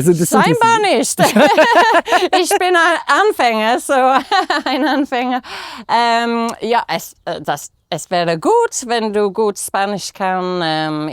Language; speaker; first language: German; non-native, learner; English